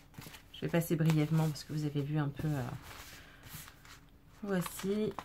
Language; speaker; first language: French; native; French